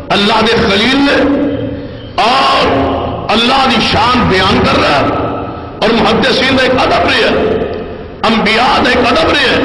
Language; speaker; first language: Urdu; non-native, local second language; Punjabi